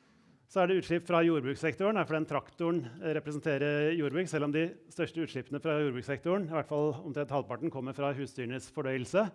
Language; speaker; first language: Norwegian; native; Norwegian